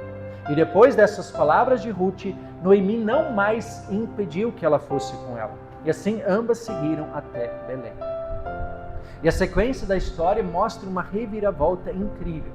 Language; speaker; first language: Portuguese; native; Portuguese